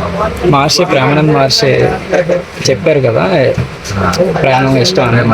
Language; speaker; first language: Telugu; native; Telugu